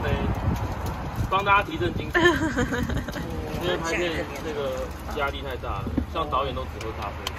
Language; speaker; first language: Chinese; native; Chinese